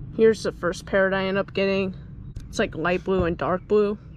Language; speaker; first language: English; native; English